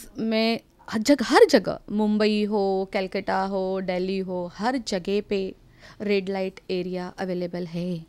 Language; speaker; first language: Hindi; non-native, local second language; Marathi